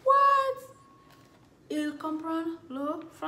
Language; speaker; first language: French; non-native, learner; English